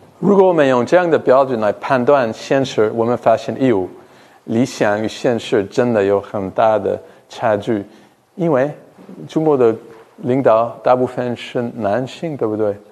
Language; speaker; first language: Chinese; non-native, fluent; English